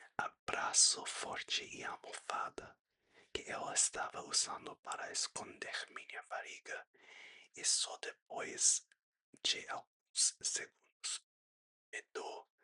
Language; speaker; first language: Portuguese; non-native, learner; English